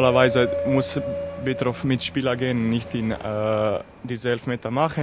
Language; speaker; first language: German; non-native, learner; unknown